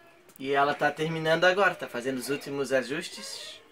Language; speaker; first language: Portuguese; native; Portuguese